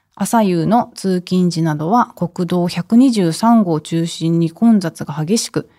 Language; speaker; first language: Japanese; native; Japanese